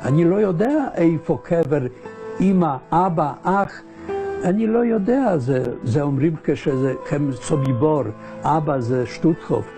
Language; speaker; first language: Hebrew; non-native, learner; Polish